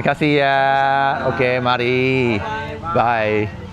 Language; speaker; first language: Indonesian; non-native, fluent; English